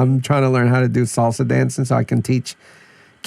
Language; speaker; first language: English; native; English